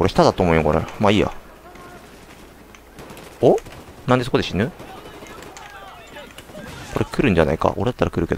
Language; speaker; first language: Japanese; native; Japanese